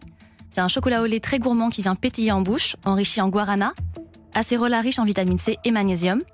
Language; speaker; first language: French; native; French